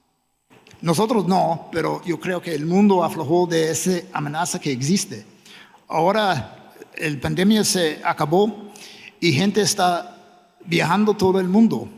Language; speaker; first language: Spanish; non-native, fluent; English